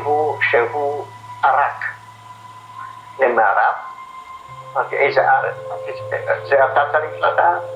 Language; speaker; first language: Hebrew; non-native, fluent; Polish